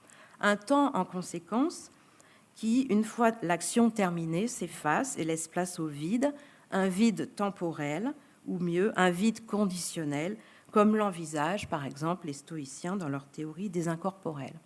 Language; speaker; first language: French; native; French